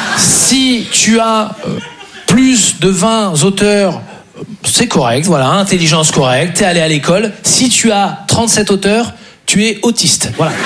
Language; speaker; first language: French; native; French